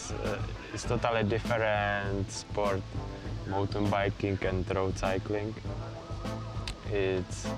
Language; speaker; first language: English; non-native, learner; Czech